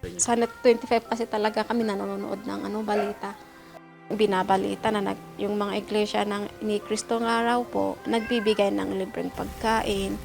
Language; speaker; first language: Filipino; non-native, local second language; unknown